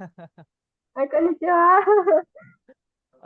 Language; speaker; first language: English; non-native, learner; Japanese